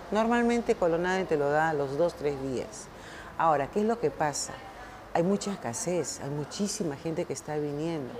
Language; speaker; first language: Spanish; native; Spanish